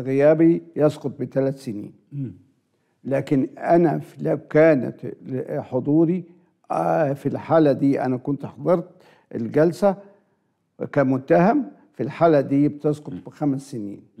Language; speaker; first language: Arabic; native; Arabic